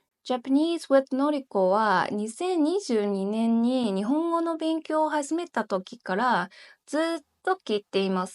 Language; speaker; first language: Japanese; non-native, learner; Chinese